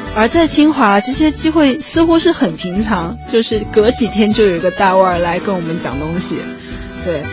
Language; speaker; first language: Chinese; non-native, local second language; Cantonese